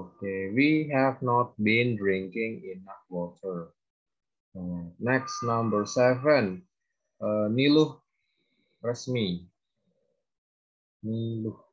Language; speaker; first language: English; non-native, fluent; Indonesian